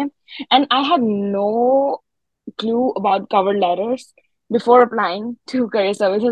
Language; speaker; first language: English; non-native, local second language; Hindi